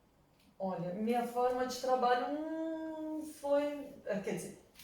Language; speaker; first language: Portuguese; non-native, local second language; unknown